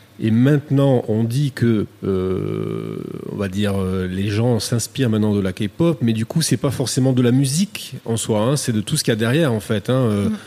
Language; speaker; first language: French; native; French